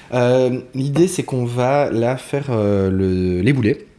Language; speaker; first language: French; native; French